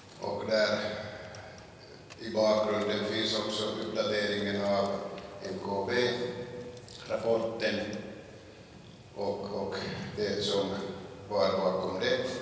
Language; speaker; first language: Swedish; non-native, local second language; Finnish